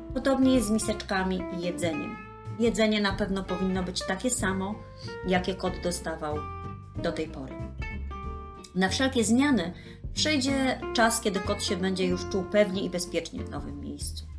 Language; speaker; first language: Polish; native; Polish